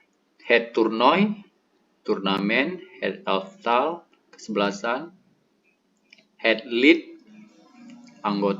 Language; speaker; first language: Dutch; non-native, learner; Indonesian